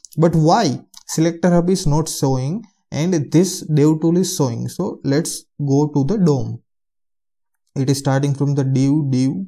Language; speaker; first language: English; non-native, local second language; Hindi